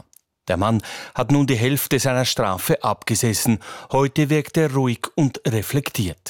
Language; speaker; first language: German; native; German